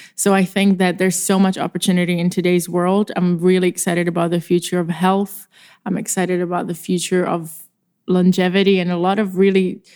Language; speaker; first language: English; non-native, fluent; Czech